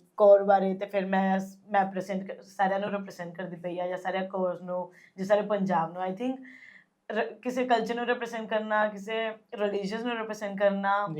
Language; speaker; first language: Punjabi; early bilingual, heritage; Punjabi